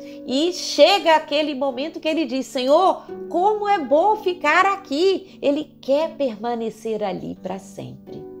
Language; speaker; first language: Portuguese; native; Portuguese